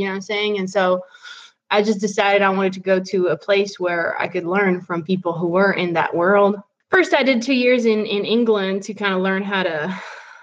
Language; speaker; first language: English; non-native, fluent; French